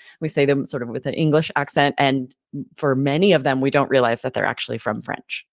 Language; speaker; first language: English; native; English